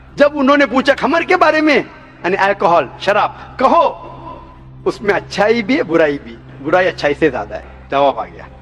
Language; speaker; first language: Hindi; non-native, local second language; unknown